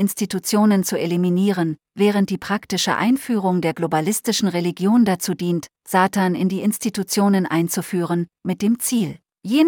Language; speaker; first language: German; native; German